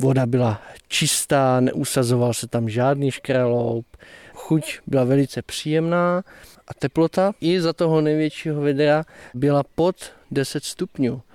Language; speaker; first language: Czech; native; Czech